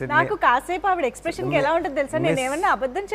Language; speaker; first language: Telugu; native; Telugu